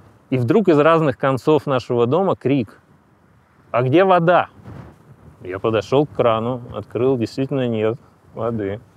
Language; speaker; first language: Russian; native; Russian